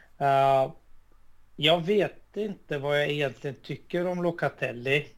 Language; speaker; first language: Swedish; early bilingual, other home language; Arabic